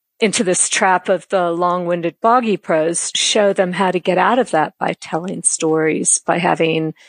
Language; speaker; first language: English; native; English